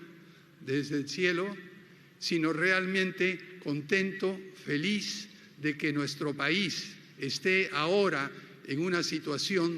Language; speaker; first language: Spanish; native; Spanish